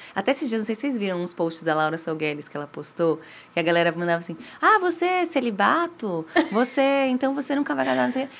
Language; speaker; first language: Portuguese; native; Portuguese